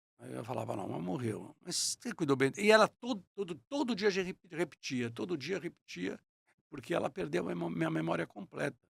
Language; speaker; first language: Portuguese; early bilingual, other home language; Italian